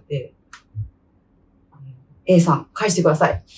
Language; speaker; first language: Japanese; native; Japanese